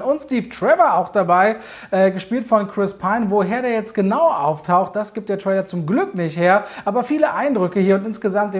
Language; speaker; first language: German; native; German